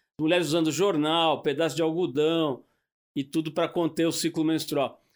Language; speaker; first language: Portuguese; native; Portuguese